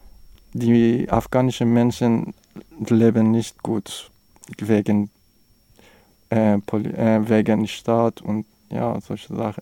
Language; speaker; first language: German; non-native, learner; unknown